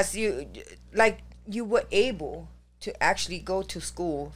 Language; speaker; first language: English; non-native, fluent; German